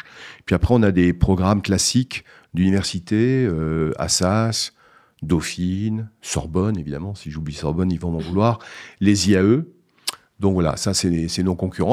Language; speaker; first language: French; native; French